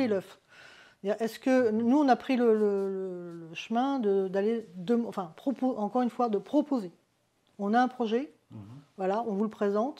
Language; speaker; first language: French; native; French